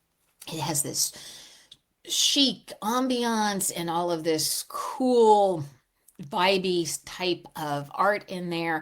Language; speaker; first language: English; native; English